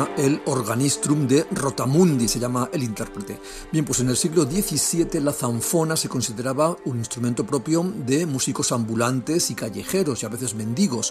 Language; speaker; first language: Spanish; native; Spanish